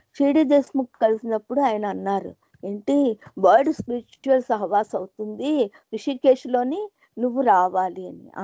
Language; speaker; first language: Telugu; non-native, local second language; Hindi